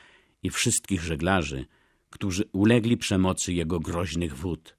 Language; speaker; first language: Polish; native; Polish